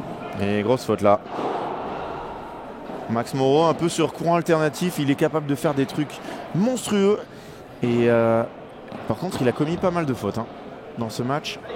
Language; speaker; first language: French; native; French